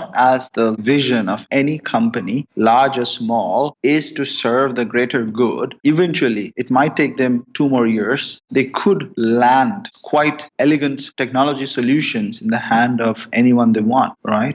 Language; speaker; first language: English; non-native, local second language; Bangla